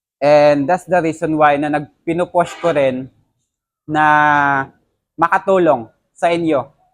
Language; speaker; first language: Filipino; non-native, local second language; Hiligaynon